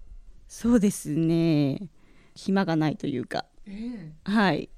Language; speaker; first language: Japanese; native; Japanese